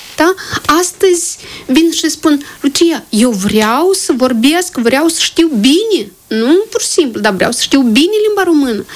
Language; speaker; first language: Romanian; native; Romanian